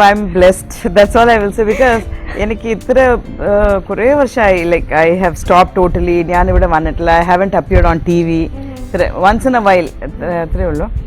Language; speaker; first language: Malayalam; non-native, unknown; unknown